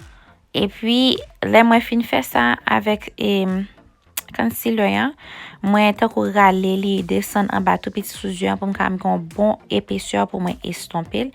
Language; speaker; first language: French; non-native, learner; Haitian Creole